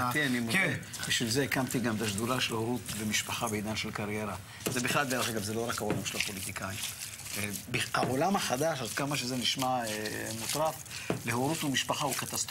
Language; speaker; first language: Hebrew; native; Hebrew